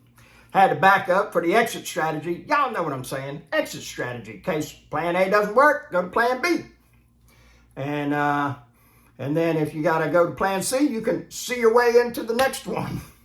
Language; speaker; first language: English; native; English